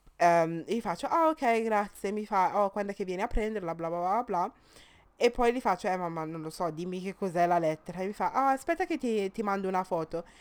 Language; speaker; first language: Italian; early bilingual, other home language; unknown